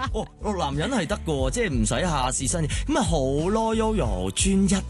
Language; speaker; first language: Cantonese; native; Cantonese